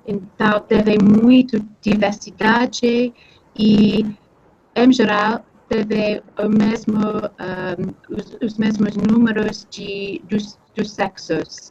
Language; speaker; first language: Portuguese; non-native, fluent; English